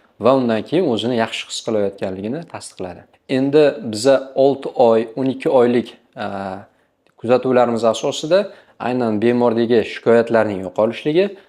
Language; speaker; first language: Uzbek; native; Uzbek